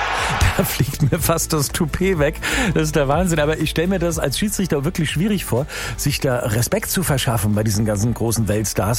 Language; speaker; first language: German; native; German